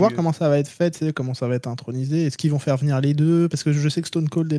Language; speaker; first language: French; native; French